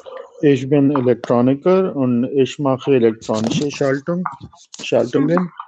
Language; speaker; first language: German; non-native, learner; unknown